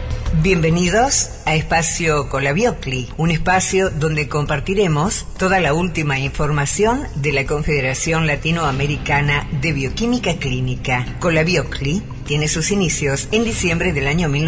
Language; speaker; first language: Spanish; native; Spanish